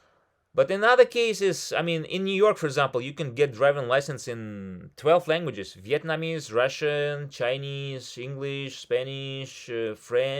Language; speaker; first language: English; non-native, fluent; Russian